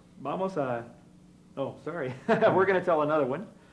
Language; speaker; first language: English; native; English